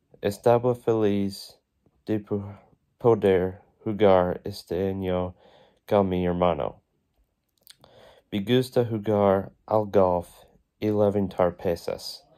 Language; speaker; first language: Spanish; non-native, learner; English